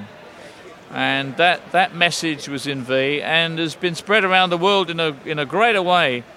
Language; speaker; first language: English; native; English